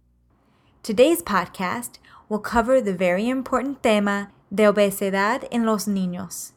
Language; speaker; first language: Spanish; non-native, fluent; English